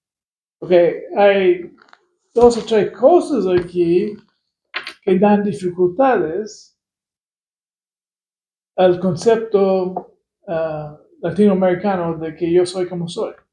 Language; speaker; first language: Spanish; non-native, fluent; English